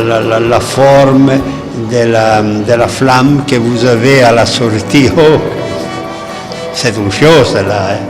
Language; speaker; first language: French; non-native, learner; Italian